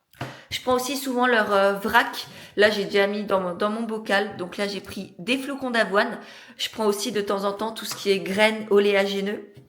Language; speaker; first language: French; native; French